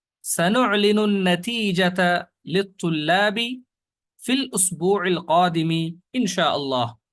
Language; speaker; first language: Arabic; non-native, fluent; Urdu